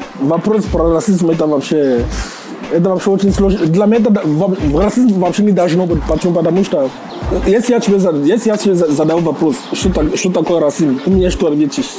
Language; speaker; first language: Russian; non-native, fluent; Jamaican Creole English